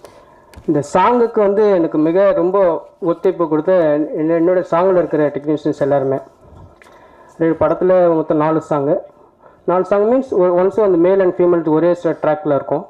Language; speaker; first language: Tamil; native; Tamil